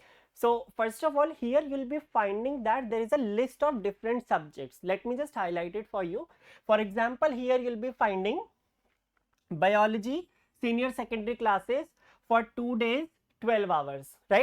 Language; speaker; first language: English; non-native, local second language; Hindi